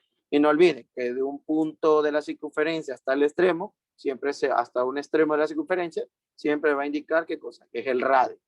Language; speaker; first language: Spanish; native; Spanish